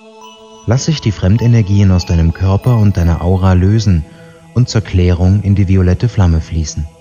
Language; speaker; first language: German; native; German